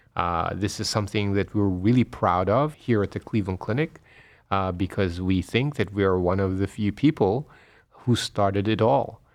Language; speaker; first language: English; non-native, local second language; Filipino